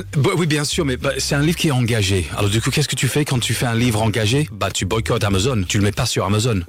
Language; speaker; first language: French; non-native, fluent; English